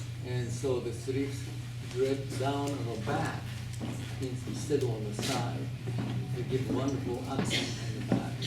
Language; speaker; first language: English; non-native, fluent; Japanese